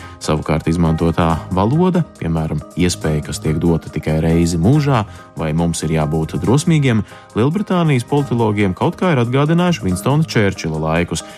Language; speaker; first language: Latvian; early bilingual, heritage; Latvian